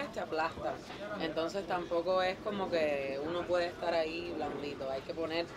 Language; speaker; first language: Spanish; native; Spanish